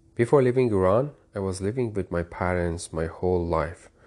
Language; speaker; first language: English; non-native, fluent; Persian